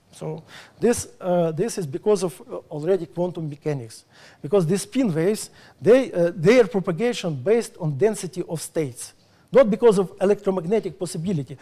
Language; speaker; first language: English; non-native, fluent; Russian